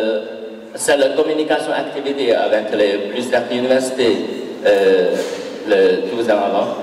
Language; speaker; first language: French; non-native, learner; Chinese